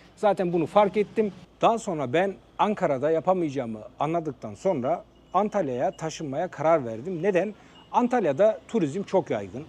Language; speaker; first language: Turkish; early bilingual, heritage; Turkish